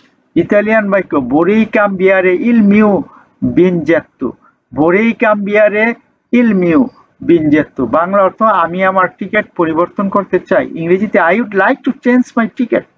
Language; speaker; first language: Italian; non-native, learner; Bangla